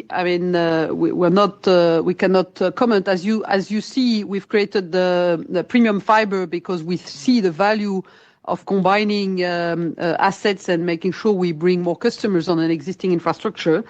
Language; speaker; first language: English; non-native, fluent; French